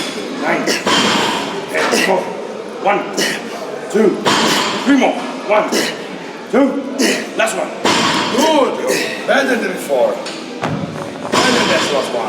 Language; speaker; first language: English; non-native, learner; Italian